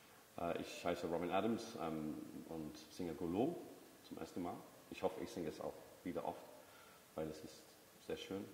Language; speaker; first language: German; non-native, fluent; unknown